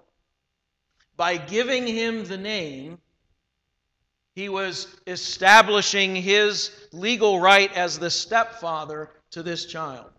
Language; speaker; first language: English; native; English